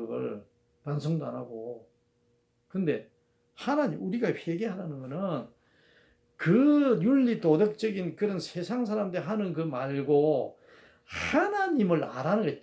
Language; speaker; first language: Korean; native; Korean